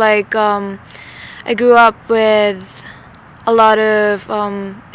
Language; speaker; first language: English; non-native, local second language; Filipino